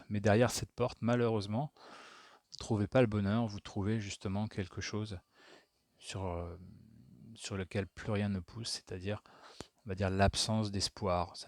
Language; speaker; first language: French; native; French